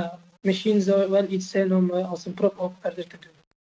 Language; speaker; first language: Dutch; non-native, fluent; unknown